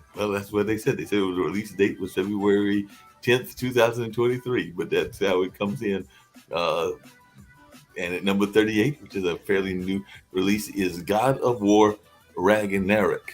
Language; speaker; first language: English; native; English